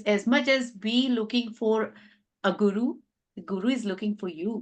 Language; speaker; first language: English; non-native, local second language; Gujarati